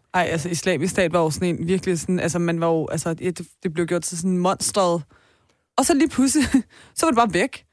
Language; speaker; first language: Danish; early bilingual, other home language; Persian